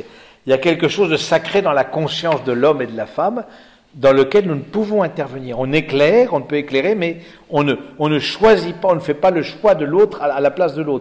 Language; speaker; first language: French; native; French